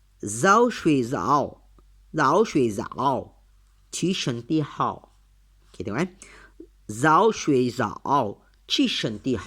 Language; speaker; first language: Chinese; non-native, learner; Malay